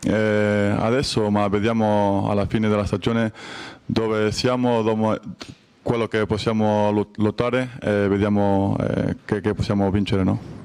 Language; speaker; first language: Italian; non-native, learner; Spanish